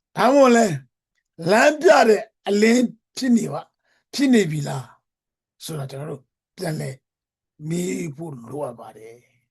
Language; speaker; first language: Burmese; non-native, local second language; Hakha Chin